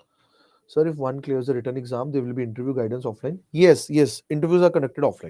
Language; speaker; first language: English; non-native, local second language; Hindi